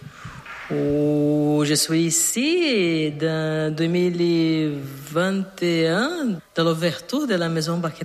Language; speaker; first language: French; non-native, learner; Portuguese